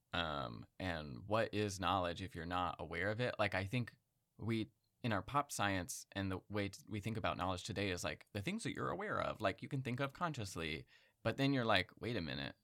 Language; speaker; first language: English; native; English